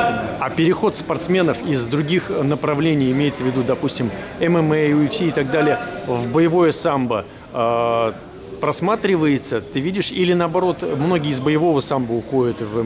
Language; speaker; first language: Russian; native; Russian